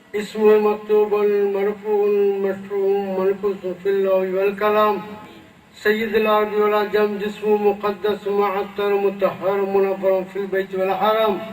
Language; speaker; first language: Arabic; non-native, fluent; Tamil